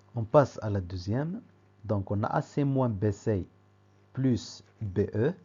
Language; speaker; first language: French; non-native, local second language; Arabic